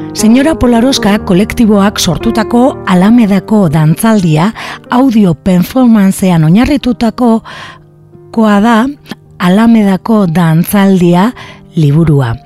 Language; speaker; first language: Basque; native; Basque